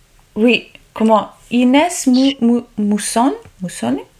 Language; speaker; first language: French; non-native, local second language; Italian